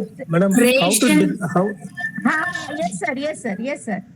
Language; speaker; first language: Hindi; native; Hindi